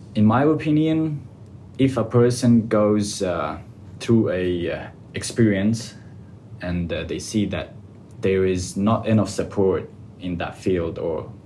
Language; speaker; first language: English; non-native, fluent; Persian